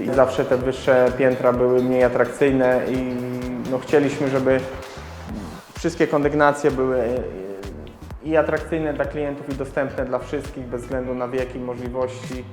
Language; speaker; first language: Polish; native; Polish